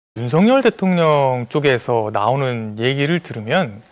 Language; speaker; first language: Korean; native; Korean